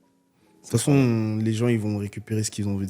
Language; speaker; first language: French; native; French